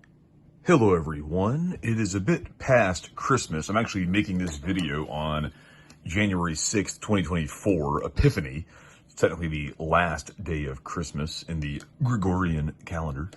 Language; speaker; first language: English; native; English